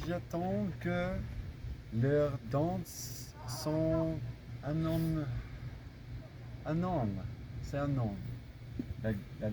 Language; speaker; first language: French; non-native, learner; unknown